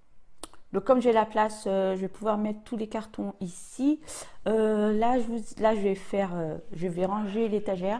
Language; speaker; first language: French; native; French